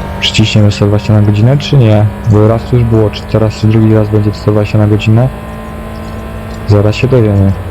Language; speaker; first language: Polish; native; Polish